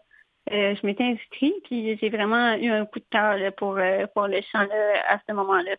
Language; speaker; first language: French; native; French